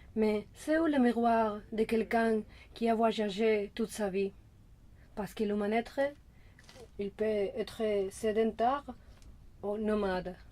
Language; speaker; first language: French; non-native, fluent; Spanish